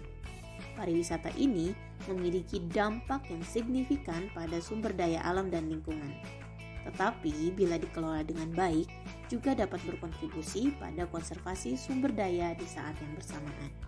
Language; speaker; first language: Indonesian; native; Indonesian